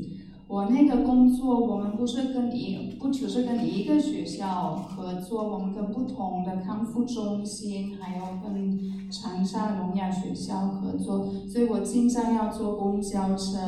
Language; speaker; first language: Chinese; non-native, fluent; German